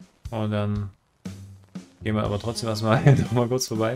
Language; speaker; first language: German; native; German